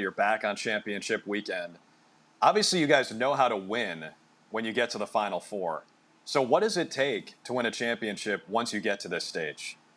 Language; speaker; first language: English; native; English